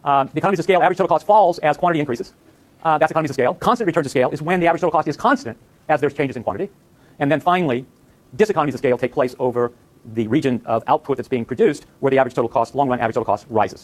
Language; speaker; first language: English; native; English